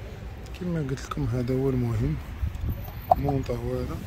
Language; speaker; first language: Arabic; native; Arabic